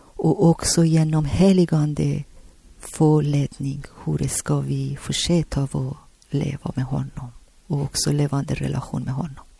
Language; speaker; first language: Swedish; non-native, learner; Persian